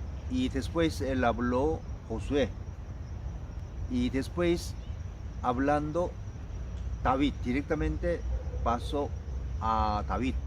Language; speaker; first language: Spanish; non-native, learner; Korean